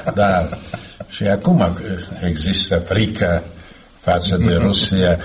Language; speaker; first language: Romanian; non-native, learner; Slovak